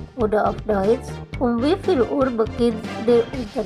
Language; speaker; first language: German; non-native, fluent; Indonesian